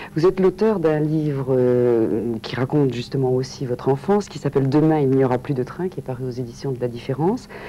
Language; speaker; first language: French; native; French